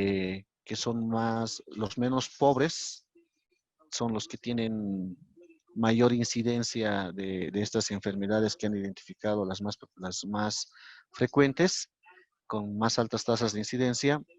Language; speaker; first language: Spanish; native; Spanish